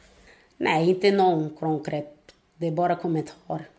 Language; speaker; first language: Swedish; non-native, fluent; Portuguese